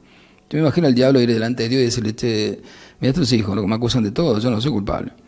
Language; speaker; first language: Spanish; native; Spanish